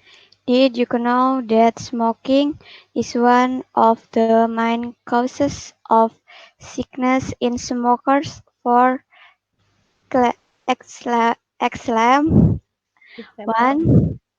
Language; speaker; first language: English; non-native, learner; Indonesian